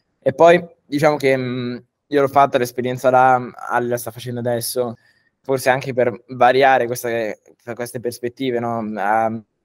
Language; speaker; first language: Italian; early bilingual, heritage; Italian